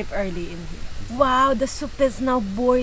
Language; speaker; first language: English; non-native, fluent; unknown